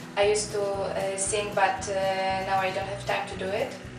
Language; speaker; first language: English; non-native, fluent; Polish